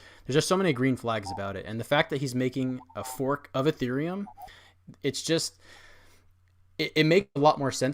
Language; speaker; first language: English; native; English